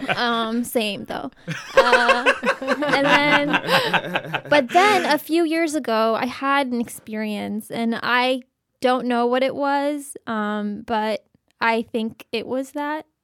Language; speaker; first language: English; early bilingual, other home language; Urdu